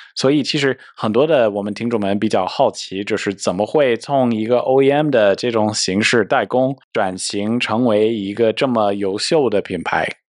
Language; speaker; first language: Chinese; non-native, fluent; English